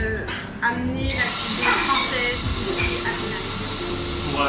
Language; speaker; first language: French; non-native, local second language; Japanese